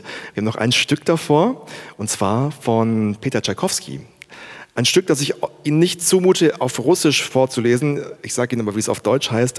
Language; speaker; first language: German; native; German